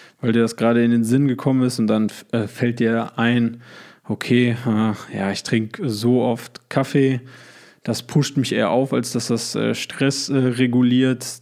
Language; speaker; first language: German; native; German